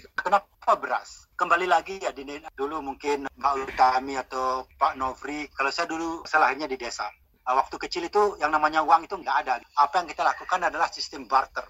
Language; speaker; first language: Indonesian; non-native, local second language; Balinese